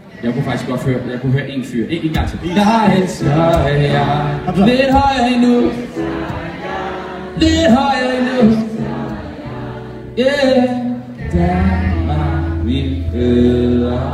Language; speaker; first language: Danish; early bilingual, other home language; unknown